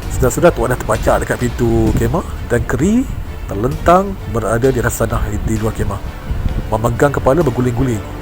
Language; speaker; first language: Malay; native; Malay